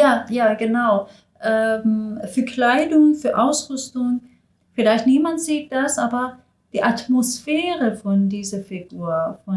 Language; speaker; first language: German; non-native, learner; Persian